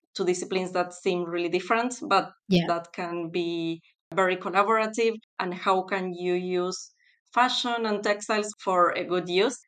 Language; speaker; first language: English; non-native, fluent; Spanish